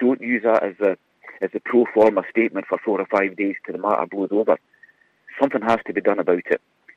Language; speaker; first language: English; native; English